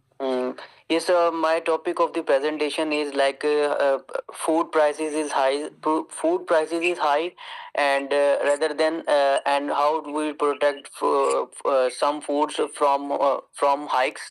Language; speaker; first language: English; non-native, learner; Urdu